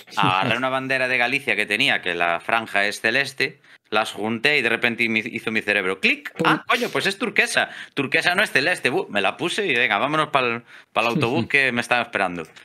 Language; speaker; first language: Spanish; native; Spanish